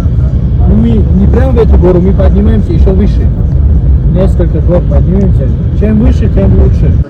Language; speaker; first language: Russian; non-native, local second language; Tajik